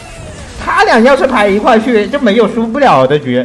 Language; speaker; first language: Chinese; native; Chinese